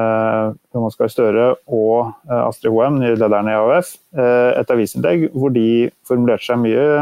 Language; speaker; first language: Norwegian; native; Norwegian